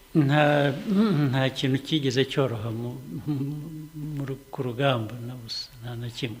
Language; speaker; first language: Kinyarwanda; early bilingual, heritage; Kinyarwanda